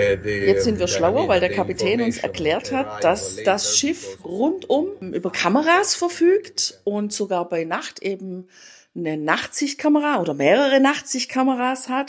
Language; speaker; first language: German; native; German